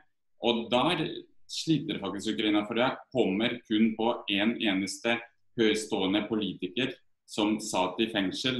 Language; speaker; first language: Norwegian; non-native, fluent; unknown